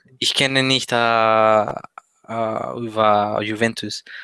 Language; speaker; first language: German; non-native, learner; Spanish